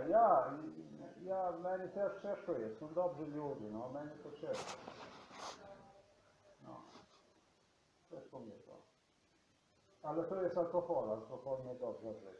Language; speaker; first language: Polish; non-native, learner; Slovenian